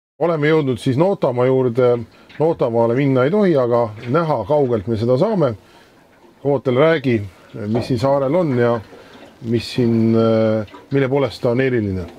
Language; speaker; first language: Estonian; native; Estonian